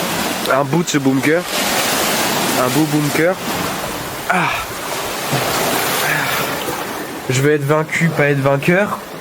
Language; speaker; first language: French; native; French